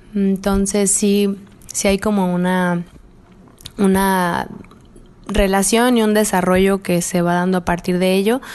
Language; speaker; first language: Spanish; native; Spanish